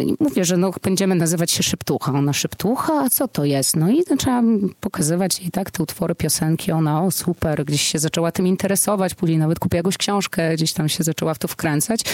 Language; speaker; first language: Polish; native; Polish